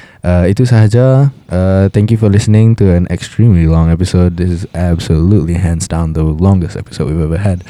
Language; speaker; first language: English; non-native, local second language; Malay